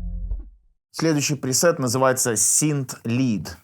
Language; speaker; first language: Russian; native; Russian